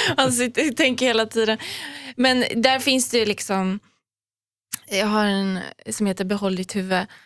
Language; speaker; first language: Swedish; early bilingual, other home language; Persian